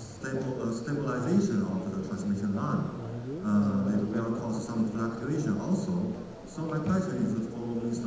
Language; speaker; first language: English; non-native, learner; Thai